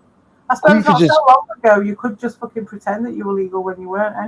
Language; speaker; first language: English; native; English